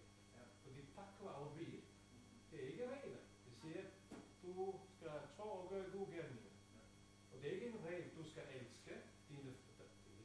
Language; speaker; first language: Danish; non-native, fluent; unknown